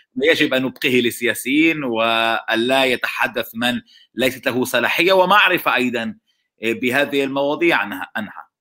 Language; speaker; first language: Arabic; non-native, local second language; Hebrew